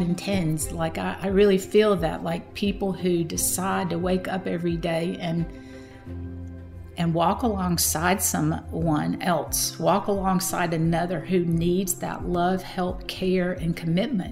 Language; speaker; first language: English; native; English